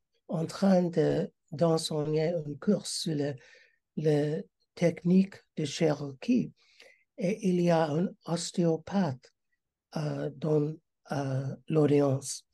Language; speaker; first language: French; non-native, learner; English